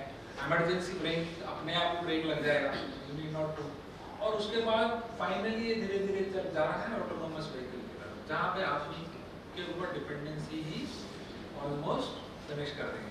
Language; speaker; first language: Hindi; native; Hindi